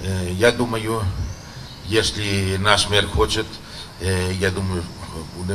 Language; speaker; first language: Russian; non-native, learner; Greek